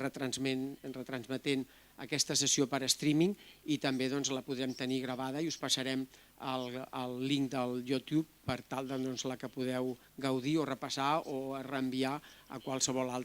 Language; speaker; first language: Catalan; native; Catalan